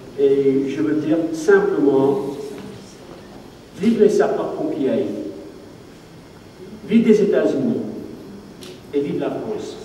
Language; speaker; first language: French; non-native, learner; English